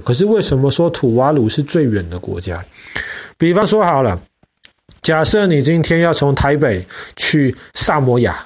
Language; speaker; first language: Chinese; native; Chinese